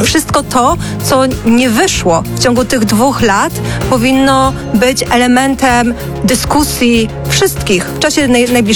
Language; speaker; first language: Polish; native; Polish